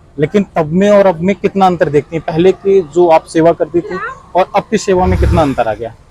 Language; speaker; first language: Hindi; native; Hindi